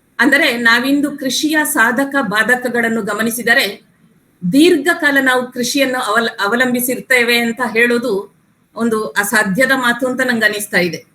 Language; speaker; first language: Kannada; non-native, local second language; Tulu